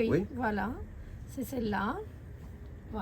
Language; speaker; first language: French; non-native, fluent; Spanish